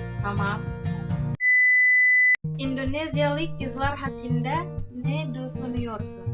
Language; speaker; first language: Turkish; non-native, learner; Indonesian